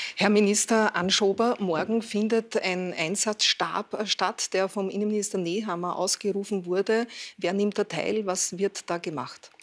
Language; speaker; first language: German; native; German